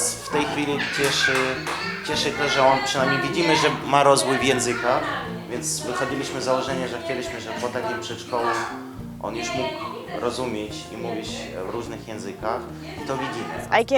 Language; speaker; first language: Polish; non-native, fluent; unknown